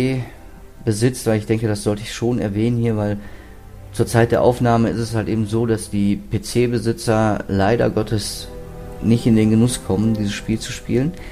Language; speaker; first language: German; native; German